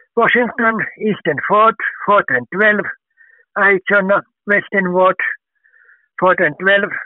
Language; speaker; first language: English; non-native, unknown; Finnish